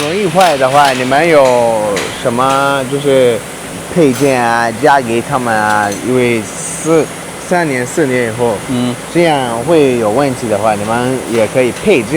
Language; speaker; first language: Chinese; non-native, learner; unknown